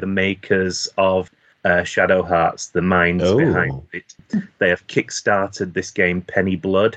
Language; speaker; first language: English; native; English